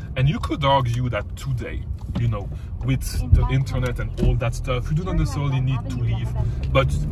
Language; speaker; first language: English; non-native, fluent; French